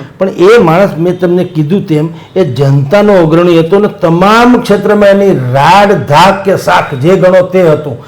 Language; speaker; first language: Gujarati; native; Gujarati